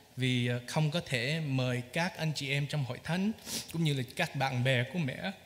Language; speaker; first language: Vietnamese; early bilingual, heritage; Vietnamese